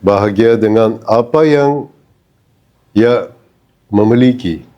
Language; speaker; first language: Indonesian; non-native, fluent; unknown